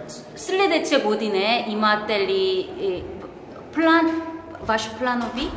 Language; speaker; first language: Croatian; non-native, learner; Korean